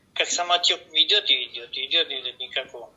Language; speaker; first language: Russian; non-native, local second language; Kazakh